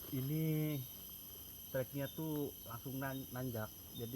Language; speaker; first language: Malay; native; Malay